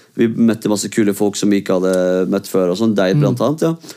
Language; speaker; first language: Norwegian; early bilingual, other home language; Kurdish